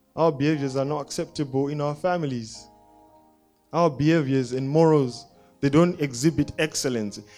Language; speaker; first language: English; non-native, local second language; Shona